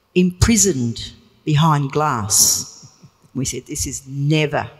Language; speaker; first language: English; native; English